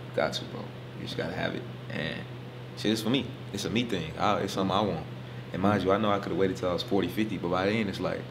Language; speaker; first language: English; native; English